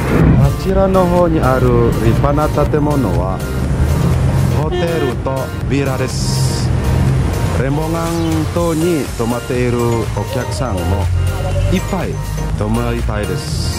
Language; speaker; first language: Japanese; non-native, fluent; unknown